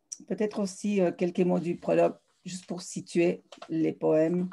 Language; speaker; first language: French; early bilingual, other home language; Spanish